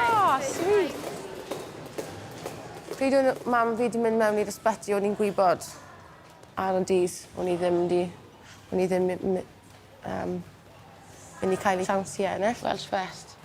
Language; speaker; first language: Welsh; non-native, local second language; English